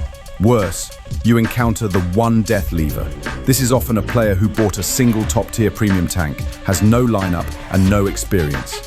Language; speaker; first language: English; native; English